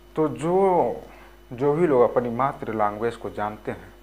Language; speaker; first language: Hindi; non-native, local second language; Bhojpuri